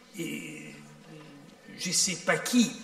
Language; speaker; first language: French; non-native, fluent; Italian